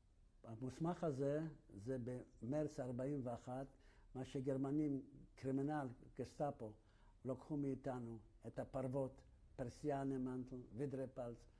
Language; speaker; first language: Hebrew; non-native, fluent; Yiddish